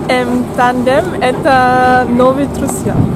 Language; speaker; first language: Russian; non-native, learner; German